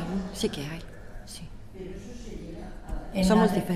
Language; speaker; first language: Spanish; non-native, learner; Bulgarian